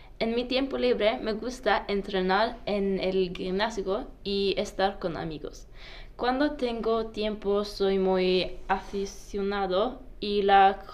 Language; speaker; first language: Spanish; non-native, learner; Norwegian